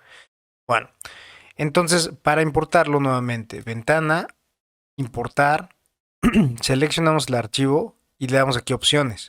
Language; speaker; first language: Spanish; native; Spanish